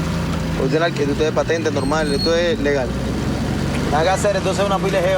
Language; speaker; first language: Spanish; native; Spanish